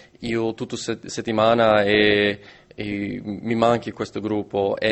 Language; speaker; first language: Italian; non-native, learner; English